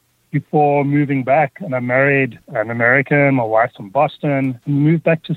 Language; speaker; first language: English; native; English